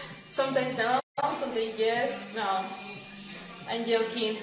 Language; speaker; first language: English; non-native, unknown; Spanish